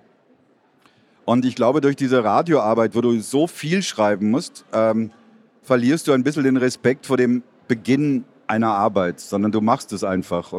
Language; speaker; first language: German; native; German